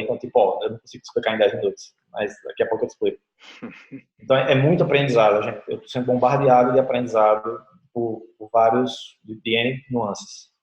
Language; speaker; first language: Portuguese; native; Portuguese